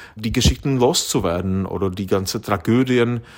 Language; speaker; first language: German; non-native, fluent; Czech